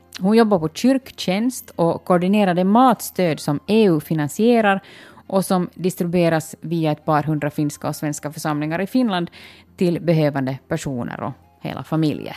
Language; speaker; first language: Swedish; native; Swedish